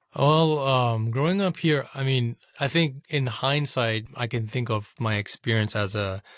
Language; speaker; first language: English; non-native, local second language; Urdu